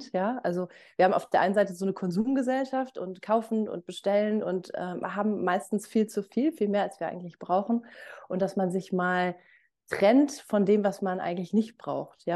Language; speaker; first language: German; native; German